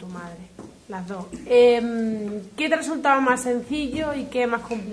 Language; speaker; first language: Spanish; native; Spanish